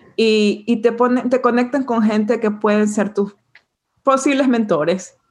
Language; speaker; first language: Spanish; native; Spanish